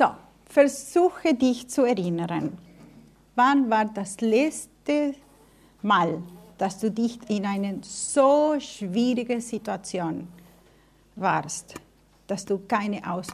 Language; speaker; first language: German; non-native, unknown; Spanish